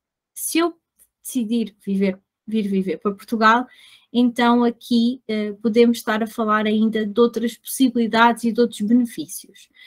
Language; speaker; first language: Portuguese; native; Portuguese